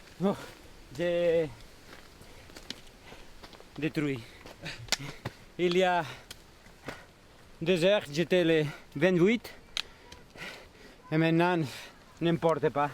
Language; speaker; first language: French; non-native, learner; Spanish